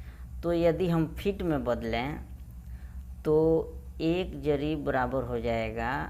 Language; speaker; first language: Hindi; native; Hindi